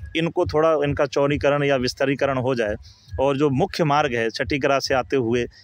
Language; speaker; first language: Hindi; native; Hindi